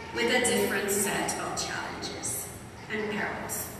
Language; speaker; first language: English; non-native, local second language; Spanish